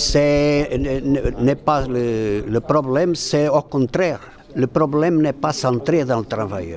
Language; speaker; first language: French; non-native, learner; Portuguese